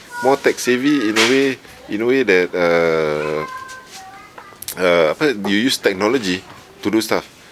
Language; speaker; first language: English; non-native, local second language; Malay